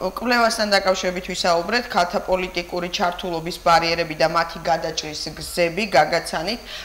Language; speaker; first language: Georgian; native; Georgian